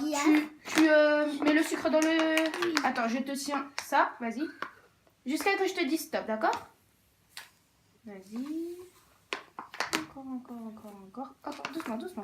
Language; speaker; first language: French; native; French